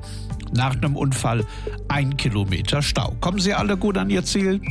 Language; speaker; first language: German; native; German